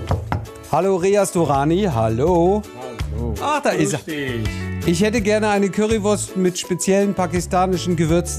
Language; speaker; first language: German; native; German